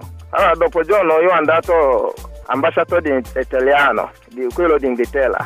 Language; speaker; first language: Italian; non-native, learner; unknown